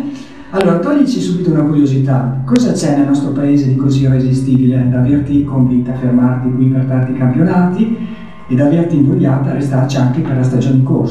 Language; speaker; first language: Italian; native; Italian